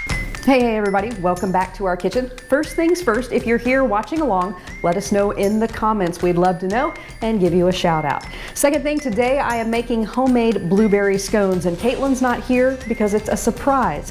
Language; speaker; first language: English; native; English